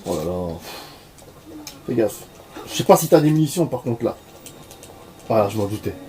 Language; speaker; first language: French; native; French